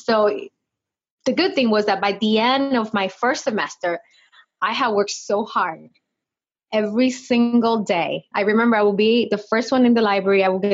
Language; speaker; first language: English; non-native, fluent; Spanish